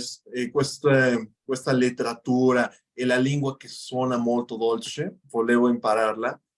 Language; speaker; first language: Italian; non-native, fluent; Spanish